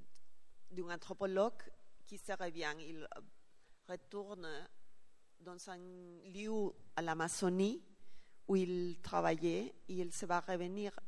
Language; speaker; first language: French; non-native, learner; Spanish